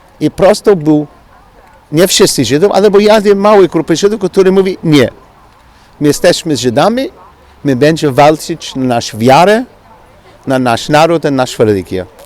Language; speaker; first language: Polish; non-native, learner; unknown